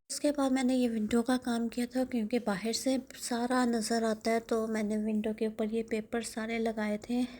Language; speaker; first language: Urdu; native; Urdu